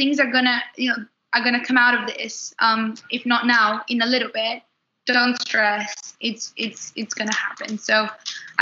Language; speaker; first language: English; non-native, fluent; Portuguese